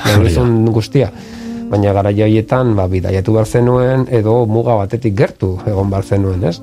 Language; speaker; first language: Basque; native; Basque